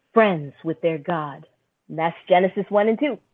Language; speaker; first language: English; native; English